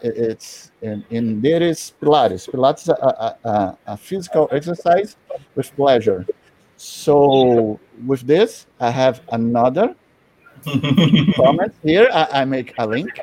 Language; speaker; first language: English; non-native, learner; Portuguese